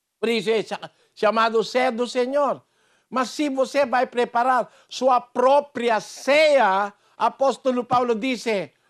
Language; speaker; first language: Portuguese; non-native, fluent; Filipino